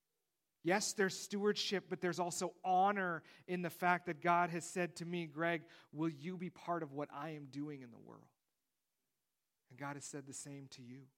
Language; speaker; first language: English; native; English